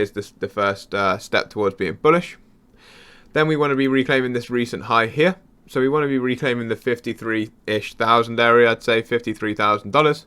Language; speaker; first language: English; native; English